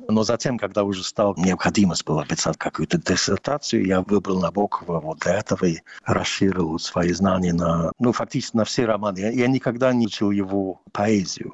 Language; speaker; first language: Russian; non-native, fluent; English